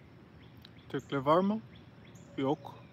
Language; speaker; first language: Turkish; non-native, learner; English